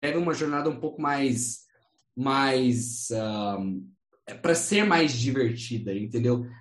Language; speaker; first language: Portuguese; non-native, fluent; English